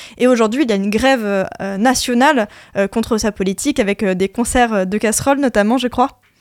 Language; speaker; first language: French; native; French